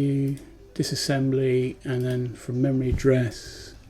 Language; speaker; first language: English; native; English